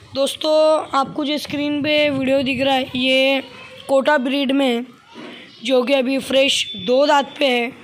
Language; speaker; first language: Hindi; non-native, local second language; Urdu